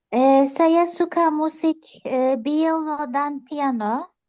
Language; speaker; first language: Indonesian; non-native, learner; Turkish